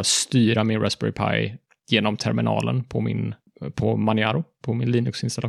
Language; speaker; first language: Swedish; native; Swedish